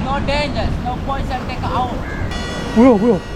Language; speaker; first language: English; non-native, learner; Sinhala